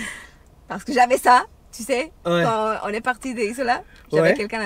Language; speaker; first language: French; non-native, learner; English